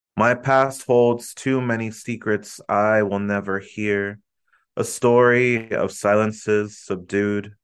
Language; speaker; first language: English; early bilingual, other home language; Spanish